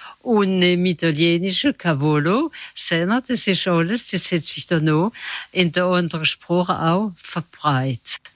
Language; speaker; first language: German; non-native, local second language; Swiss German